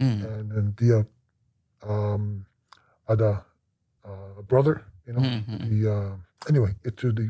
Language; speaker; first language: Indonesian; non-native, learner; English